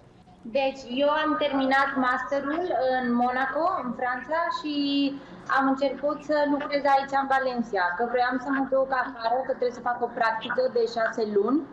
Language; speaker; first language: Romanian; early bilingual, heritage; Spanish